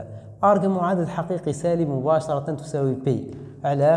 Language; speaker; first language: Arabic; native; Arabic